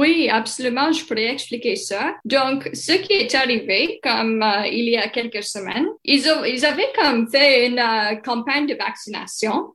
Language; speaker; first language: French; non-native, local second language; English